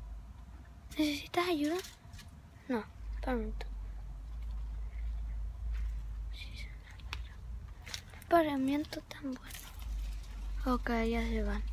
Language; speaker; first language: Spanish; early bilingual, heritage; Spanish